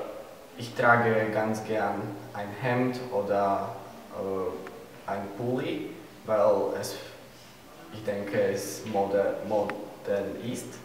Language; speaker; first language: German; non-native, learner; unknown